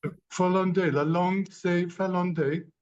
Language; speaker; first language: French; non-native, learner; English